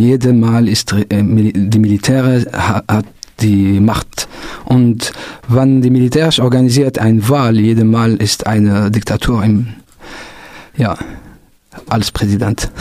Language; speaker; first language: German; non-native, local second language; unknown